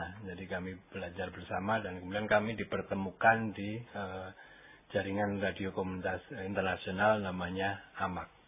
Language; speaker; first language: Indonesian; non-native, local second language; Javanese